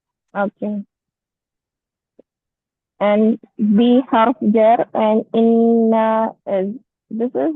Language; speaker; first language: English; non-native, learner; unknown